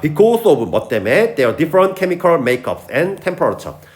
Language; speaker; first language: English; non-native, fluent; Korean